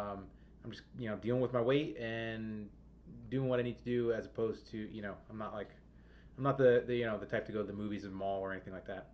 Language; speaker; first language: English; native; English